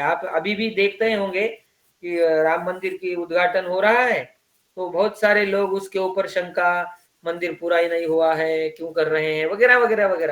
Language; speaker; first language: Hindi; native; Hindi